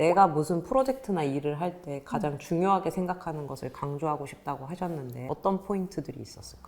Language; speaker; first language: Korean; native; Korean